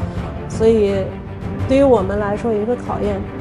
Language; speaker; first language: Chinese; native; Chinese